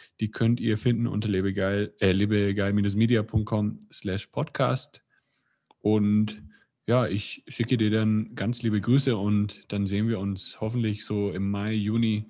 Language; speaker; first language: German; native; German